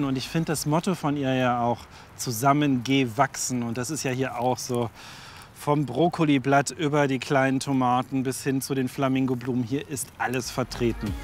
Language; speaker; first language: German; native; German